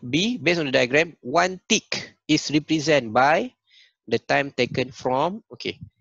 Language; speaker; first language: English; non-native, local second language; Malay